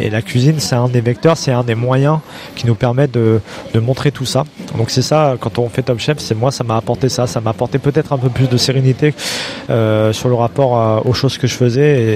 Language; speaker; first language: French; native; French